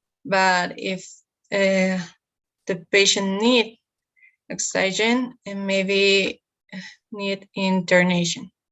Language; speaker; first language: English; non-native, learner; Spanish